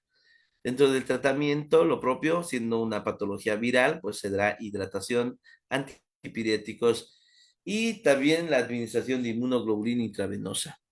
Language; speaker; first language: Spanish; native; Spanish